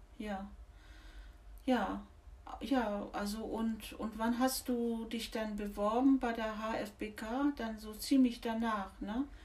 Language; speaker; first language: German; native; German